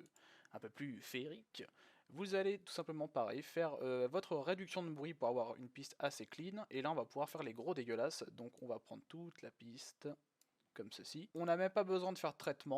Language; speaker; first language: French; native; French